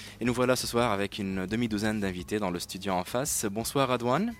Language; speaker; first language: French; non-native, local second language; Arabic